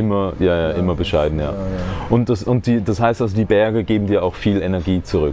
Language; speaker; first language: German; native; German